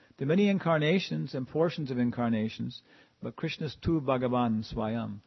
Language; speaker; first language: English; native; English